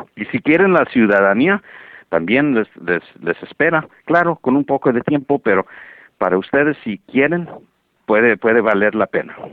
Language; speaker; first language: Spanish; native; Spanish